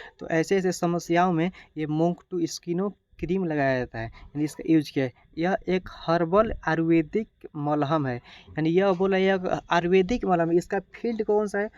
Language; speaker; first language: Hindi; native; Hindi